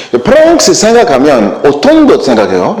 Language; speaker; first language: Korean; non-native, learner; French